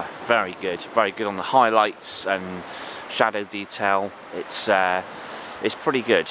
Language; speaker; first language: English; native; English